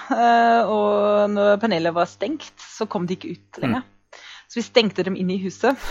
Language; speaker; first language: Norwegian; non-native, fluent; German